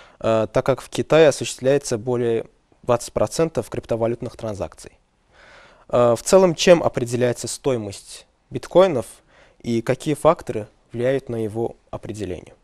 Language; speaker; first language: Russian; non-native, local second language; Azerbaijani